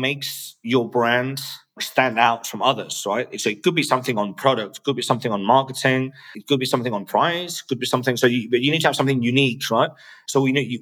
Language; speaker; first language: English; non-native, fluent; Spanish